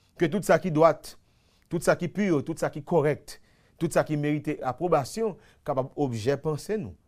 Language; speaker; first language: French; non-native, local second language; Haitian Creole